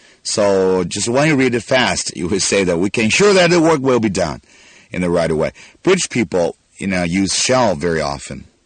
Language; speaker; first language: English; non-native, fluent; Chinese